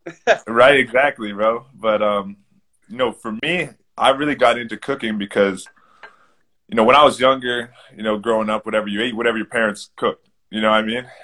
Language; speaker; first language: English; native; English